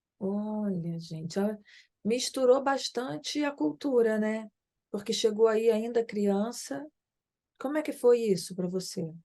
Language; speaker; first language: Portuguese; native; Portuguese